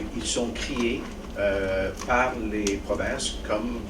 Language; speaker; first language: French; non-native, local second language; English